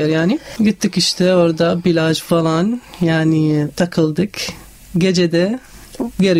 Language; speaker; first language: Turkish; non-native, learner; Arabic